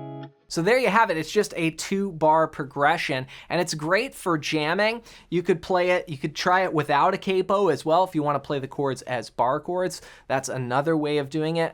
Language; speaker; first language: English; native; English